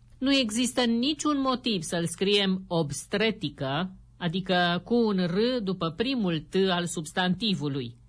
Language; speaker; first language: Romanian; native; Romanian